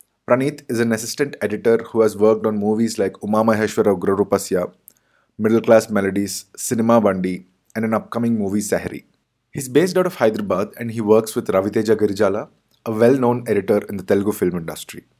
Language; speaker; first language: English; non-native, local second language; Telugu